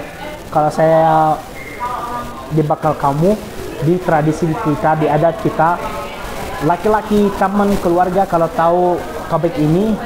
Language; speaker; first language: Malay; non-native, learner; Arabic